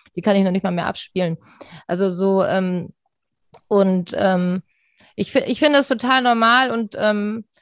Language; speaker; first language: German; native; German